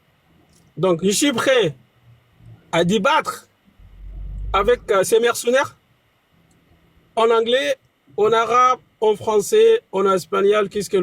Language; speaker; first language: French; non-native, fluent; Arabic